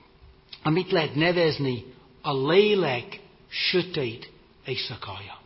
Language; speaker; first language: Hungarian; non-native, fluent; English